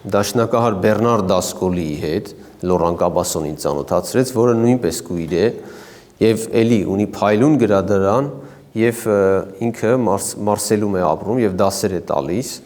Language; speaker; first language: Armenian; native; Armenian